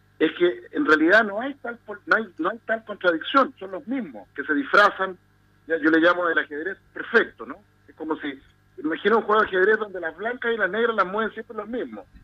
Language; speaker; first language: Spanish; native; Spanish